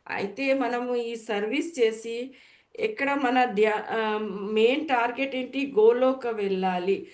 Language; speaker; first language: Telugu; non-native, learner; Bangla